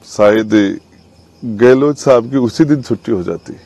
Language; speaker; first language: Hindi; native; Hindi